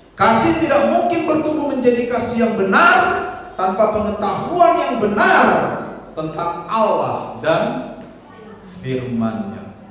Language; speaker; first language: Indonesian; non-native, local second language; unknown